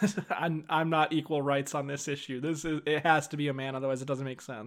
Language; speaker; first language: English; native; English